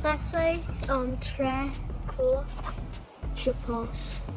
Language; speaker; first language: French; non-native, learner; English